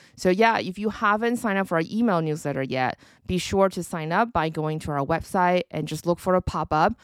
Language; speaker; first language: English; early bilingual, other home language; Chinese